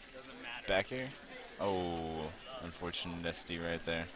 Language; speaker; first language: English; native; English